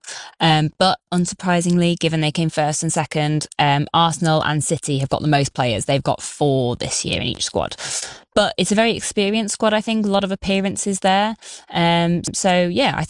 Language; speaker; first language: English; native; English